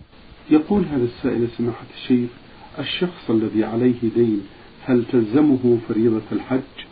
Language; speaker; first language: Arabic; native; Arabic